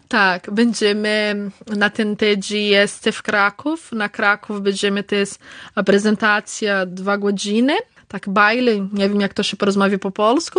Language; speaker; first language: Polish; early bilingual, heritage; Polish